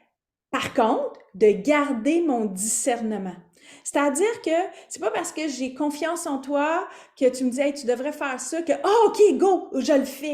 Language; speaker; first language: French; native; French